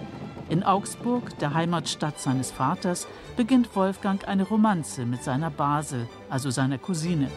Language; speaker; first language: German; native; German